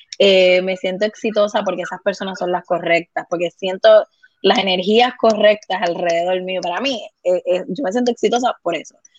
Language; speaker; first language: Spanish; native; Spanish